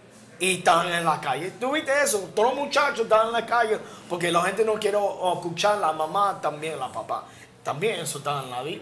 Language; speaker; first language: Spanish; non-native, learner; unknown